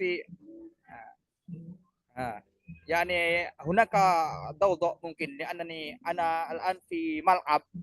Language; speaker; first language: Arabic; non-native, learner; Indonesian